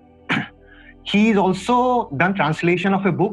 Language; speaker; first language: English; non-native, local second language; Assamese